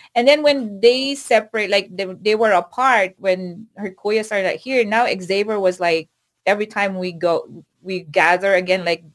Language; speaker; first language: English; non-native, local second language; Filipino